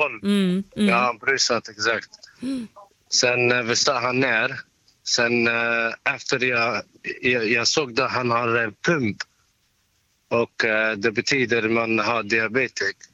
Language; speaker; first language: Swedish; non-native, fluent; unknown